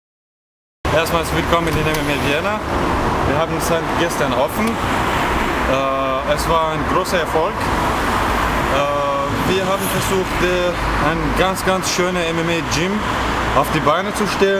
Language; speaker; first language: German; non-native, fluent; Arabic